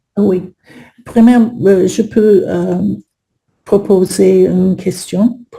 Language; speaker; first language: French; non-native, learner; English